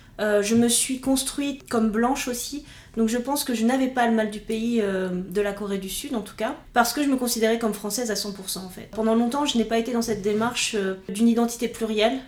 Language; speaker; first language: French; native; French